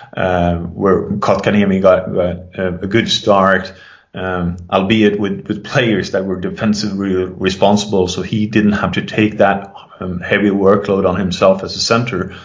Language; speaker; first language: English; non-native, fluent; Swedish